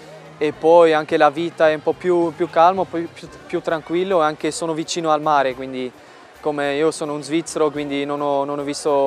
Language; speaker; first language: Italian; non-native, fluent; German